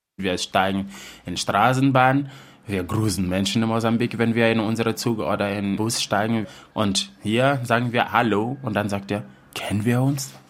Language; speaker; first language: German; non-native, fluent; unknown